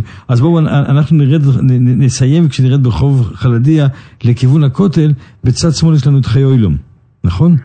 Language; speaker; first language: Hebrew; native; Hebrew